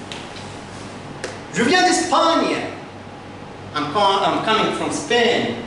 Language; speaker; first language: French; non-native, fluent; Arabic